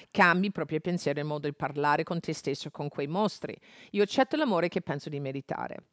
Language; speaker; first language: Italian; non-native, fluent; English